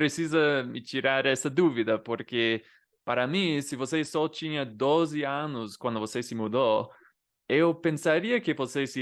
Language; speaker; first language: Portuguese; non-native, fluent; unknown